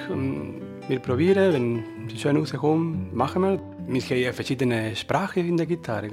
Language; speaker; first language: German; non-native, learner; Spanish